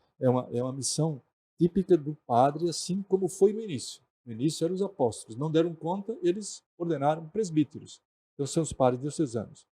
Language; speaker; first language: Portuguese; non-native, local second language; German